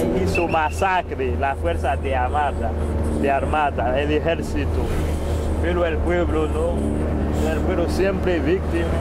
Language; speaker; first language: Spanish; non-native, fluent; Haitian Creole